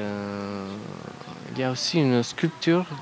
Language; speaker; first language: French; non-native, learner; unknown